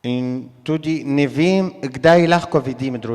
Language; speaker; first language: Slovenian; non-native, learner; Arabic